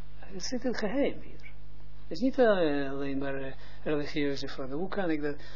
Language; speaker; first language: Dutch; non-native, fluent; Hebrew